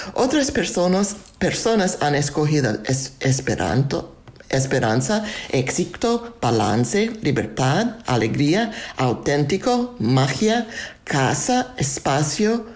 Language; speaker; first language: Spanish; non-native, fluent; English